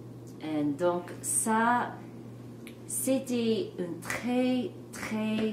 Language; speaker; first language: French; non-native, fluent; English